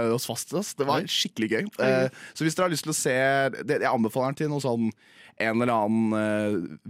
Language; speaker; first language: Norwegian; non-native, fluent; English